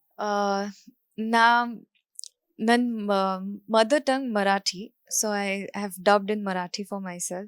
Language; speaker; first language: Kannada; non-native, local second language; Marathi